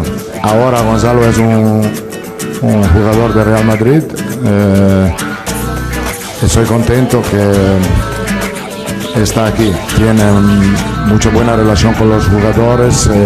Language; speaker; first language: Spanish; non-native, learner; Italian